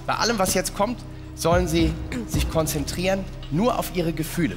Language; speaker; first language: German; native; German